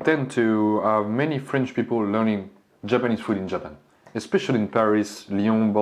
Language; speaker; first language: English; non-native, learner; French